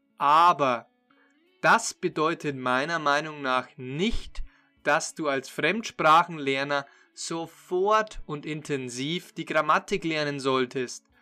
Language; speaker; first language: German; native; German